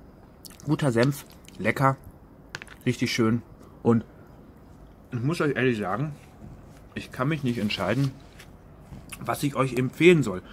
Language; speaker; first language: German; native; German